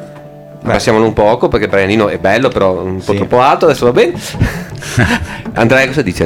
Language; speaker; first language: Italian; native; Italian